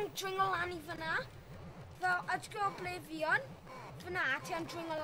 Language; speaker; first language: Welsh; non-native, local second language; English